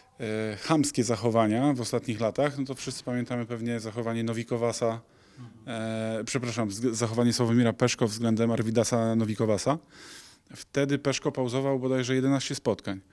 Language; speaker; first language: Polish; native; Polish